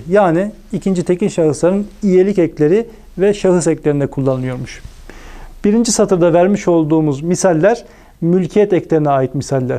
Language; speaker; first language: Turkish; native; Turkish